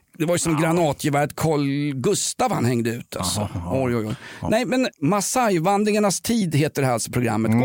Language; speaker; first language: Swedish; native; Swedish